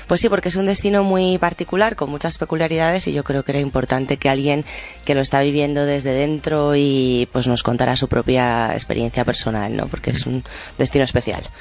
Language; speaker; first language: Spanish; native; Spanish